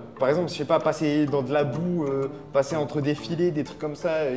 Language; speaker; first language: French; native; French